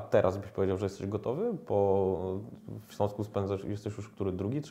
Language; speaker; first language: Polish; native; Polish